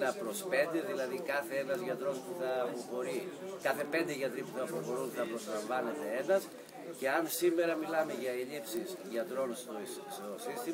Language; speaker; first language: Greek; native; Greek